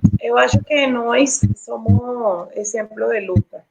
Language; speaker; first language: Portuguese; non-native, learner; Spanish